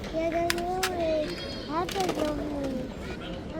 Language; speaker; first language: Dutch; early bilingual, other home language; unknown